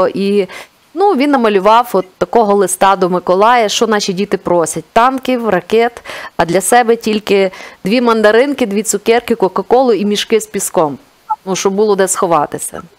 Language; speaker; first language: Ukrainian; native; Ukrainian